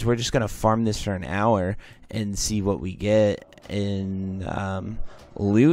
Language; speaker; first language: English; native; English